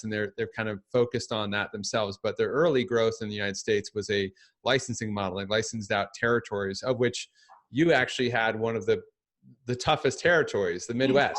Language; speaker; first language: English; native; English